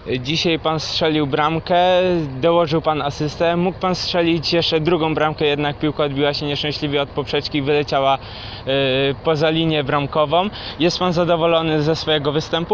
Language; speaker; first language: Polish; native; Polish